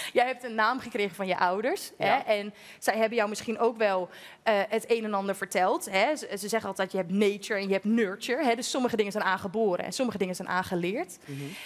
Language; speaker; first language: Dutch; native; Dutch